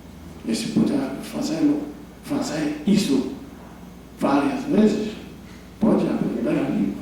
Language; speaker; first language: Portuguese; non-native, fluent; English